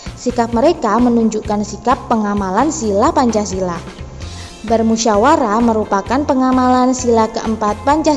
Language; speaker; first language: Indonesian; native; Indonesian